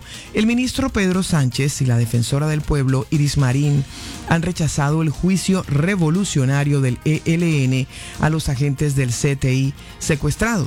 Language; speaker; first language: Spanish; native; Spanish